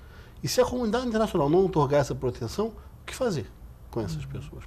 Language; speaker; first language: Portuguese; native; Portuguese